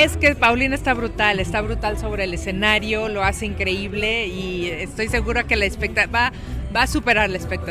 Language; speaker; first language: Spanish; native; Spanish